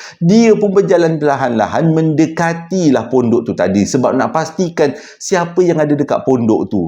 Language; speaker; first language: Malay; native; Malay